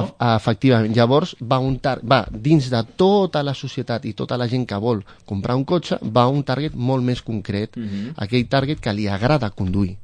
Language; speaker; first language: Catalan; non-native, local second language; Spanish